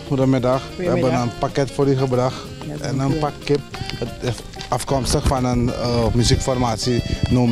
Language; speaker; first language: Dutch; native; Dutch